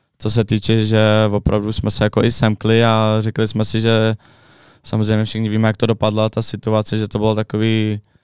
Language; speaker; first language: Czech; native; Czech